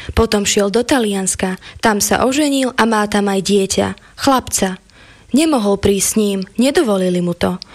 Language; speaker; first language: Slovak; native; Slovak